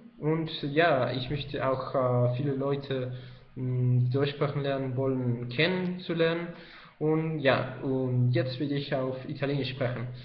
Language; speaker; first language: German; non-native, learner; Spanish